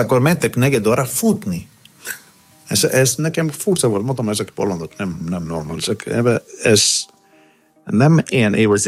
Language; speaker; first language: Hungarian; non-native, learner; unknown